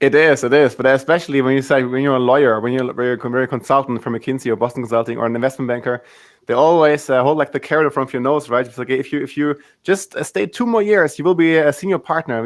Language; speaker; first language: English; non-native, fluent; German